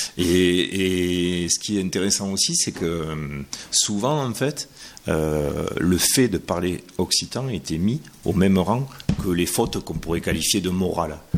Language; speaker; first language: French; native; French